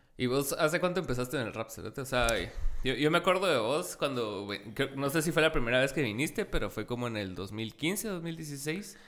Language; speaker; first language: Spanish; native; Spanish